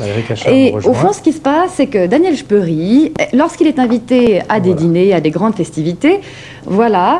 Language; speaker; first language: French; native; French